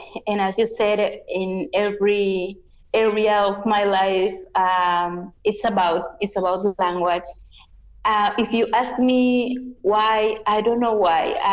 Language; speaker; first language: English; non-native, fluent; Yucateco